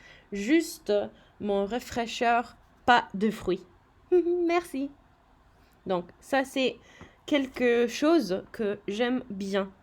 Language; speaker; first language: French; non-native, fluent; English